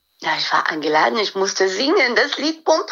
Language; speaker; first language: German; non-native, fluent; French